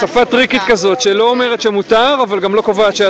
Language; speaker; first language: Hebrew; native; Hebrew